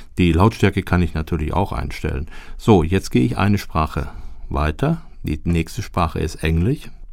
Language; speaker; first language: German; native; German